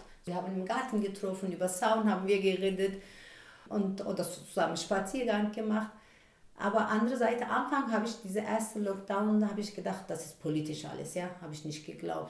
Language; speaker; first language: German; non-native, learner; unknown